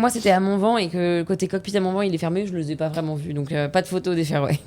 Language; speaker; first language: French; native; French